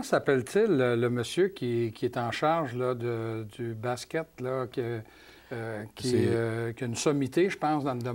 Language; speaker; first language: French; native; French